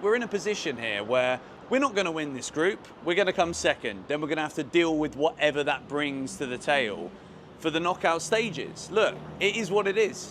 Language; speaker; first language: English; native; English